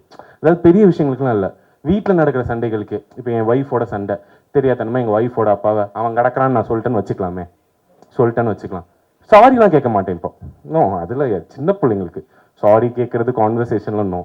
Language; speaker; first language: Tamil; native; Tamil